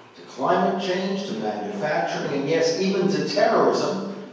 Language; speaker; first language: English; native; English